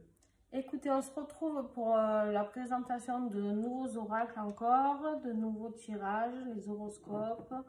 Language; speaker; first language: French; native; French